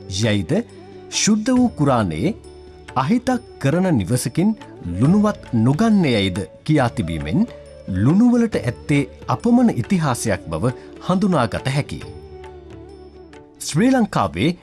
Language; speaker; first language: Sinhala; native; Sinhala